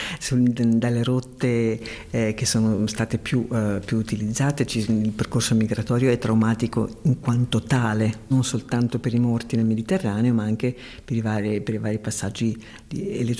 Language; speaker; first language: Italian; native; Italian